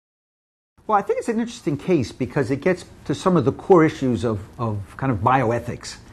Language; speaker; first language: English; native; English